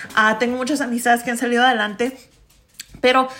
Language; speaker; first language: Spanish; early bilingual, heritage; Spanish